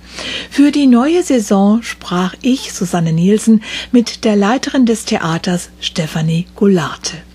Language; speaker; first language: German; native; German